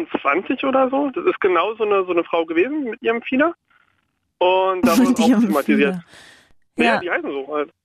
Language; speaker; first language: German; native; German